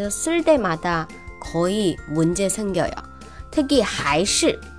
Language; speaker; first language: Korean; non-native, fluent; Chinese